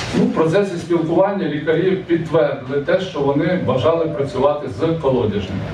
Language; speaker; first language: Ukrainian; native; Ukrainian